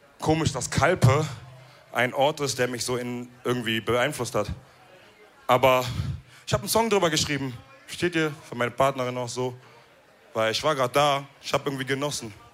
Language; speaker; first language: German; early bilingual, other home language; Wolof